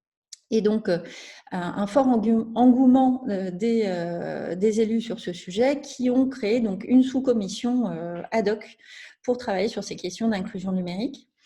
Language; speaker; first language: French; native; French